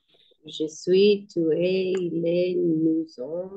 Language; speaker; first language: French; non-native, learner; Spanish